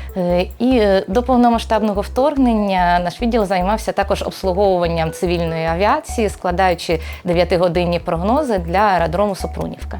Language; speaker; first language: Ukrainian; native; Ukrainian